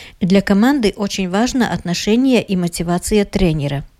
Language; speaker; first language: Russian; native; Russian